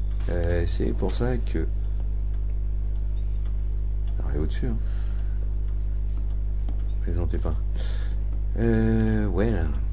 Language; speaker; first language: French; native; French